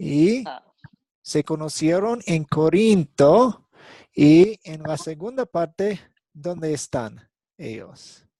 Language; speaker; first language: Spanish; non-native, fluent; English